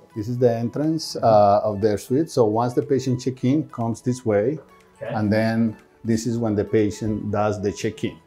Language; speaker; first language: English; non-native, fluent; Spanish